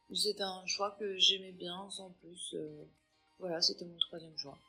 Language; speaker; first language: French; non-native, local second language; Arabic